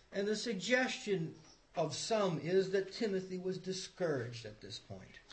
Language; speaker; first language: English; native; English